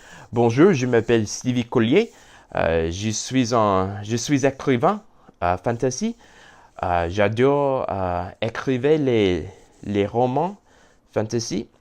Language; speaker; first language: French; non-native, learner; English